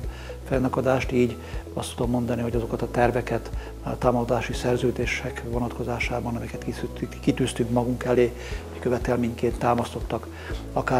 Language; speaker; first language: Hungarian; native; Hungarian